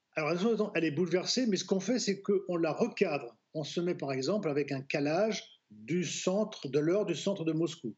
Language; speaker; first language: French; native; French